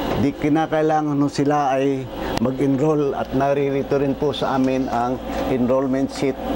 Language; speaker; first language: Filipino; native; Filipino